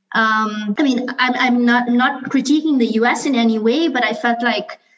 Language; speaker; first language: English; non-native, local second language; Urdu